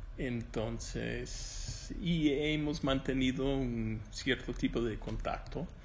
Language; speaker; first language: Spanish; non-native, learner; English